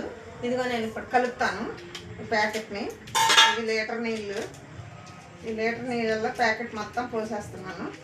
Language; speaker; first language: Telugu; native; Telugu